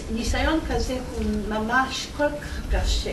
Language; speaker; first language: Hebrew; non-native, fluent; Polish